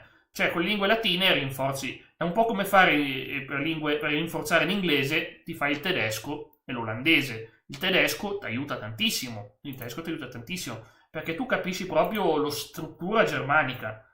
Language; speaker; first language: Italian; native; Italian